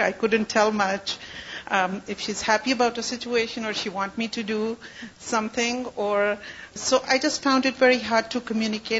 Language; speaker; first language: English; non-native, local second language; Urdu